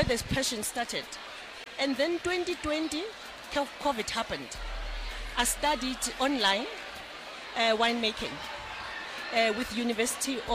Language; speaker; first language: English; non-native, local second language; Xhosa